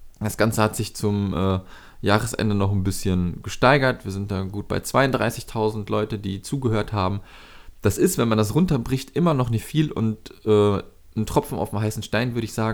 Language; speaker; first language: German; native; German